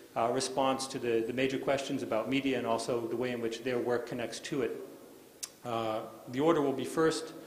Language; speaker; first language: English; native; English